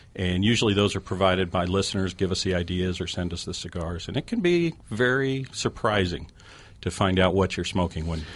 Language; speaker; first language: English; native; English